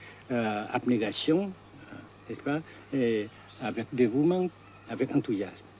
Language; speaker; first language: French; non-native, local second language; Vietnamese